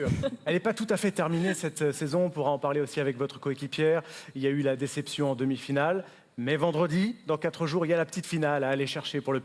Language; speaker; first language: French; native; French